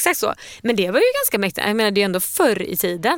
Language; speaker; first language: Swedish; native; Swedish